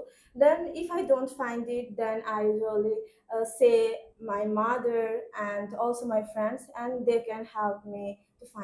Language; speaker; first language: English; non-native, learner; Bangla